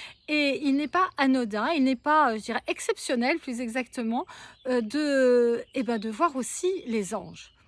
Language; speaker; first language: French; native; French